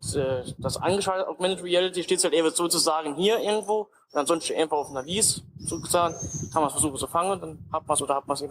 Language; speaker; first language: German; native; German